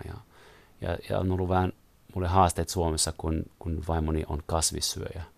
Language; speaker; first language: Finnish; non-native, fluent; French